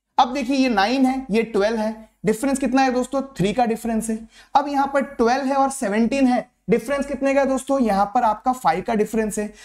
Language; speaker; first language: Hindi; native; Hindi